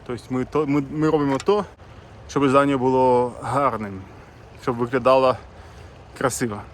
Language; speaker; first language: Ukrainian; non-native, local second language; Russian